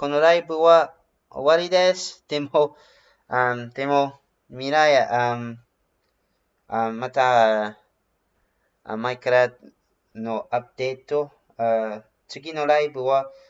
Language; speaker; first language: Japanese; non-native, learner; English